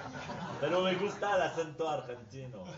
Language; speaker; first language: Spanish; non-native, fluent; French